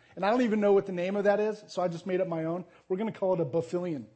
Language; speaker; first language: English; native; English